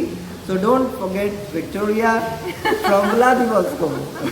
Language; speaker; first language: English; non-native, fluent; Hindi